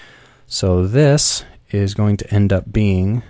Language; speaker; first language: English; native; English